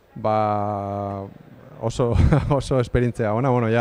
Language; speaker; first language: Basque; non-native, local second language; Spanish